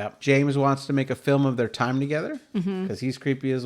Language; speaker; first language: English; native; English